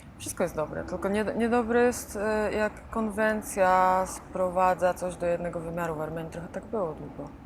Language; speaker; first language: Polish; native; Polish